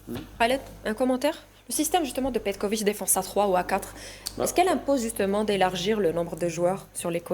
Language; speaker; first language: French; native; French